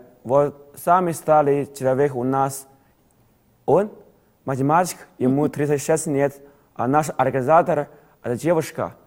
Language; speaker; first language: Russian; non-native, learner; Chinese